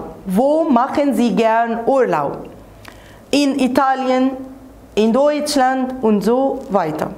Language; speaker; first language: German; non-native, fluent; Arabic